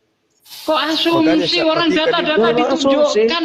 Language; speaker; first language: Indonesian; native; Indonesian